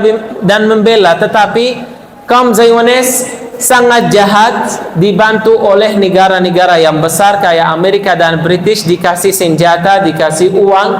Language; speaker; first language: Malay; non-native, fluent; Arabic